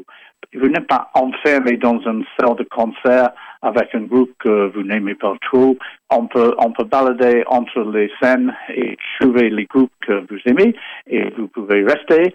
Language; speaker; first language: French; non-native, fluent; English